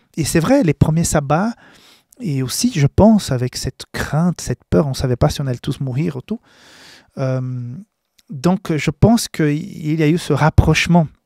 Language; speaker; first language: French; non-native, fluent; Portuguese